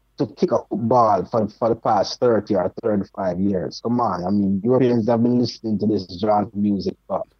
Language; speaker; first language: English; non-native, local second language; Jamaican Creole English